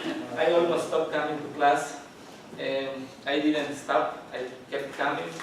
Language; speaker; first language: English; non-native, learner; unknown